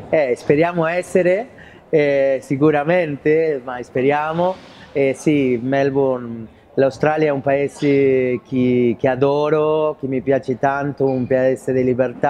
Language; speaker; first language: Italian; non-native, fluent; Spanish